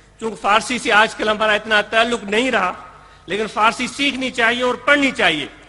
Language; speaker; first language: Urdu; non-native, local second language; Sindhi